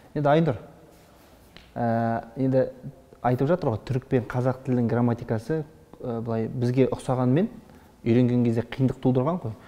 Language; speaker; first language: Kazakh; native; Kazakh